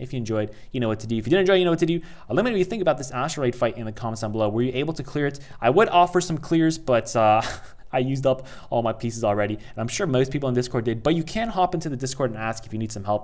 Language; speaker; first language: English; native; English